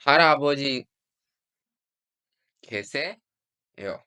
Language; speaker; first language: Korean; non-native, fluent; Urdu